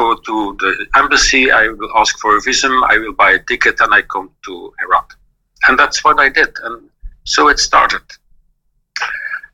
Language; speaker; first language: English; non-native, fluent; Dutch